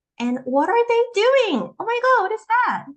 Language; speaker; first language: English; non-native, fluent; Korean